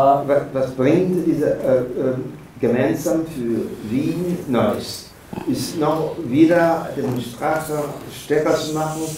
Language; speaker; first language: German; non-native, fluent; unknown